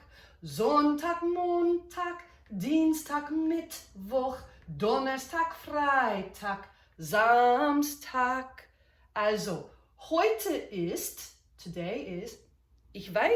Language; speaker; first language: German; non-native, fluent; English